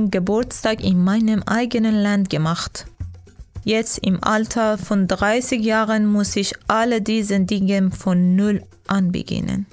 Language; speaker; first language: German; non-native, learner; Persian